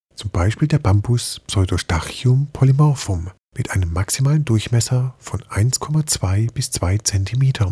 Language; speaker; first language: German; native; German